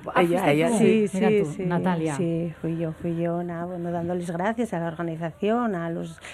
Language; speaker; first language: Spanish; native; Spanish